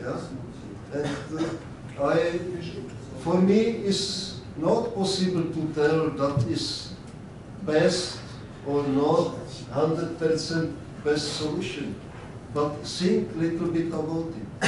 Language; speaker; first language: English; non-native, learner; Czech